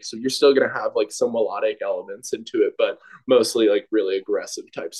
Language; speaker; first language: English; native; English